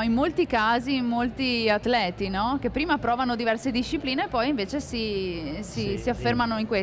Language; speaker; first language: Italian; native; Italian